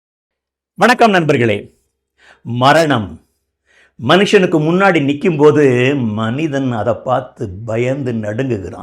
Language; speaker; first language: Tamil; native; Tamil